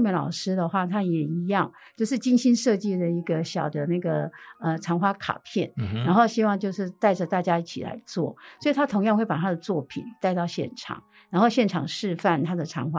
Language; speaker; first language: Chinese; native; Chinese